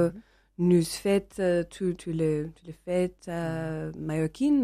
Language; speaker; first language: French; non-native, learner; English